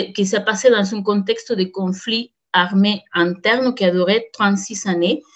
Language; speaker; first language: French; non-native, fluent; Spanish